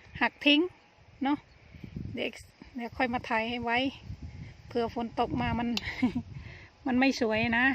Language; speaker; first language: Thai; native; Thai